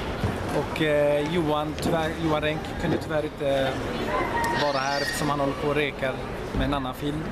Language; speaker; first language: Swedish; early bilingual, other home language; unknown